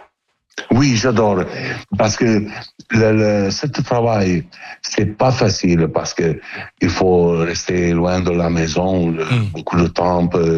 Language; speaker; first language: French; non-native, learner; Italian